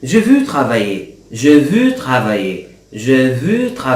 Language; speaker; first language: French; non-native, fluent; Arabic